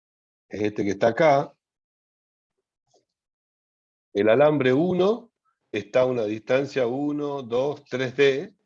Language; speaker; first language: Spanish; native; Spanish